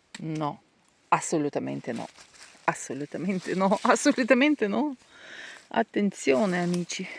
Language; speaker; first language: Italian; non-native, learner; Ukrainian